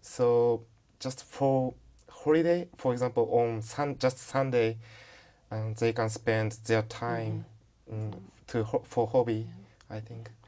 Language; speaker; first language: English; non-native, learner; Japanese